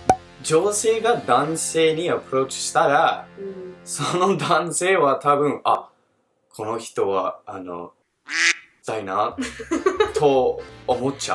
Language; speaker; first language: Japanese; non-native, fluent; English